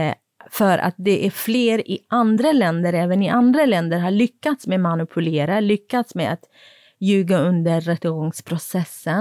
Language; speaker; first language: Swedish; non-native, fluent; Kurdish